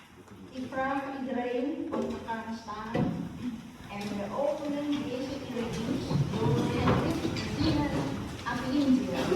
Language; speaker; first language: Dutch; early bilingual, other home language; Malay